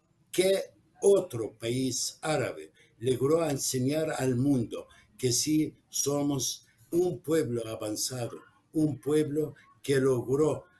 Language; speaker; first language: Spanish; non-native, fluent; Arabic